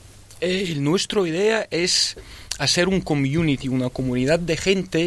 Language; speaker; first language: Spanish; early bilingual, other home language; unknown